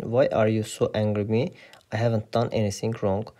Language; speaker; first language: English; non-native, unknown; Azerbaijani